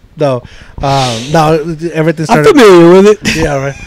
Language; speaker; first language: English; native; English